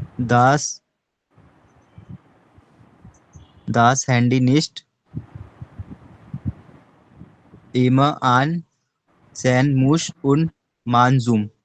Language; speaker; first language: German; non-native, learner; Hindi